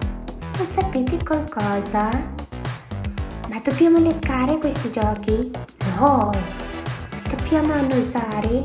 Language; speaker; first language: Italian; non-native, fluent; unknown